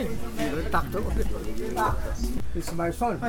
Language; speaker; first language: Dutch; non-native, learner; Chinese